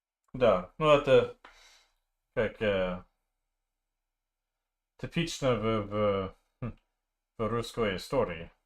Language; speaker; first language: Russian; non-native, learner; English